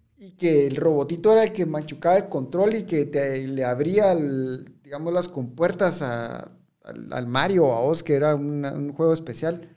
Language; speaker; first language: Spanish; native; Spanish